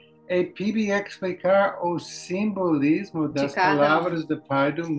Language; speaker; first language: Portuguese; non-native, learner; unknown